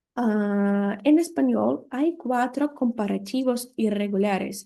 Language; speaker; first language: Spanish; non-native, fluent; Ukrainian